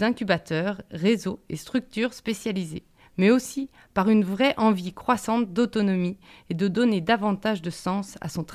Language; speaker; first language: French; native; French